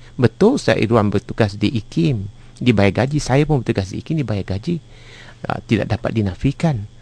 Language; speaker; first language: Malay; native; Malay